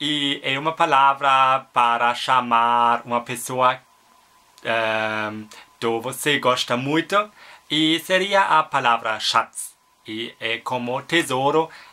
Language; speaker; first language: Portuguese; non-native, learner; German